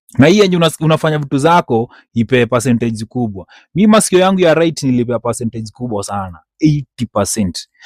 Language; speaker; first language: Swahili; native; Swahili